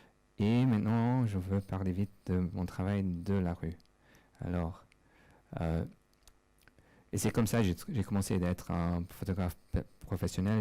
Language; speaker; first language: French; non-native, fluent; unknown